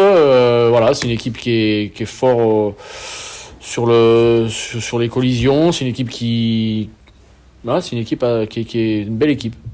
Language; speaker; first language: French; native; French